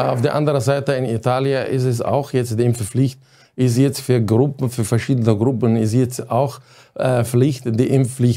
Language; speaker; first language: German; non-native, fluent; Arabic